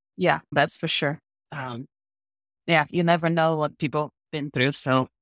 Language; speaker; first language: English; non-native, fluent; Portuguese